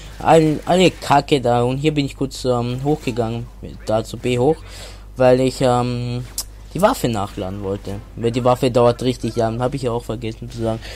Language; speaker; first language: German; native; German